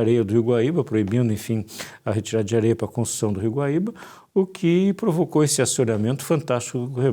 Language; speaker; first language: Portuguese; native; Portuguese